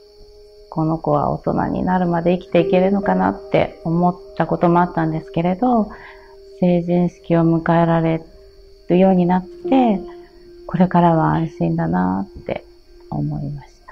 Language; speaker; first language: Japanese; native; Japanese